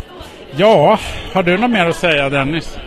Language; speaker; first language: Swedish; native; Swedish